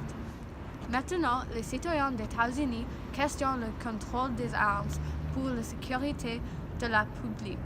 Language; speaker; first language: French; non-native, learner; English